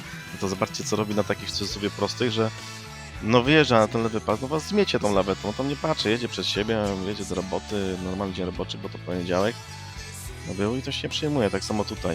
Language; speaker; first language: Polish; native; Polish